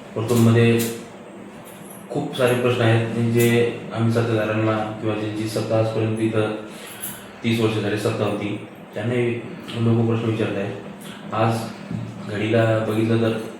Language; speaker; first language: Marathi; native; Marathi